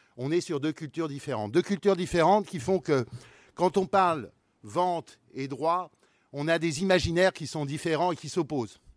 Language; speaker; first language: French; native; French